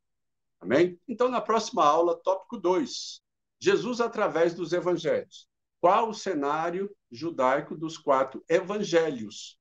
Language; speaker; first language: Portuguese; native; Portuguese